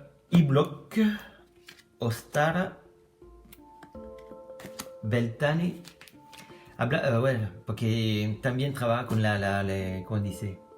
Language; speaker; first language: Spanish; non-native, learner; French